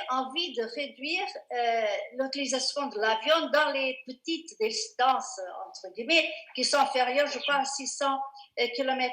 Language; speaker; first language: French; non-native, fluent; Portuguese